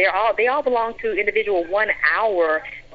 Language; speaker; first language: English; native; English